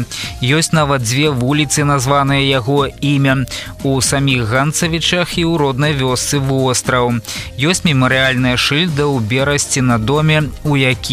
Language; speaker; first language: Belarusian; native; Belarusian